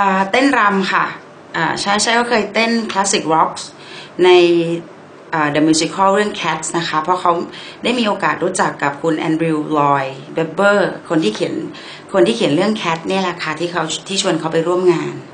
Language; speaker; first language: Thai; native; Thai